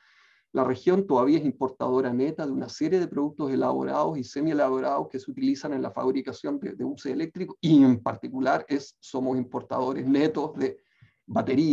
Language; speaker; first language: Spanish; native; Spanish